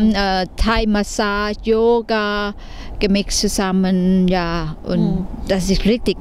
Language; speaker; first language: German; non-native, learner; Thai